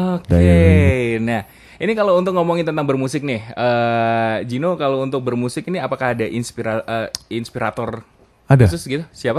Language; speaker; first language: Indonesian; native; Indonesian